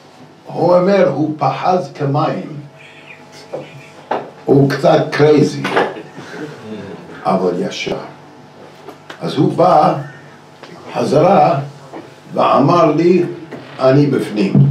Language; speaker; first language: Hebrew; non-native, fluent; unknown